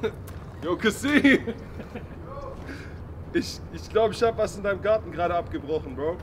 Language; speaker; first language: German; native; German